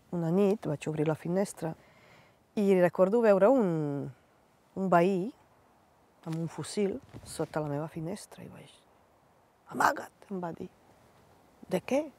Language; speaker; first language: Catalan; non-native, fluent; Bosnian